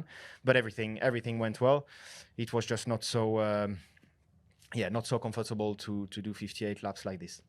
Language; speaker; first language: English; non-native, fluent; French